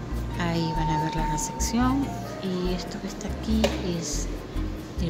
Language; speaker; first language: Spanish; native; Spanish